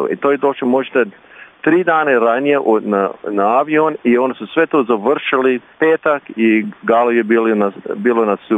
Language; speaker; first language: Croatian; early bilingual, heritage; Croatian